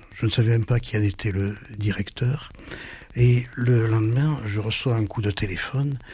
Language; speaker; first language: French; early bilingual, other home language; German